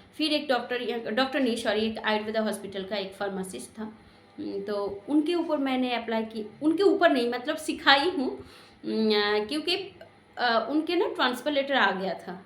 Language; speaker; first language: Hindi; non-native, local second language; Bangla